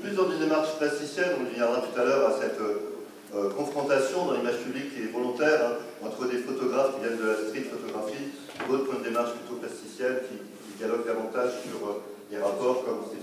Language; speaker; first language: French; native; French